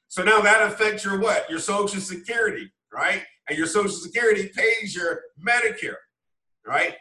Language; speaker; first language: English; native; English